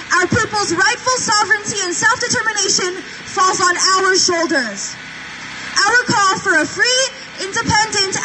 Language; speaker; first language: English; early bilingual, other home language; Armenian